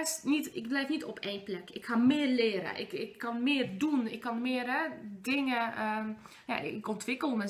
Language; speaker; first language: Dutch; non-native, fluent; Polish